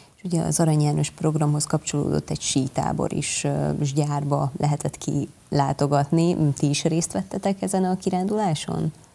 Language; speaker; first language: Hungarian; native; Hungarian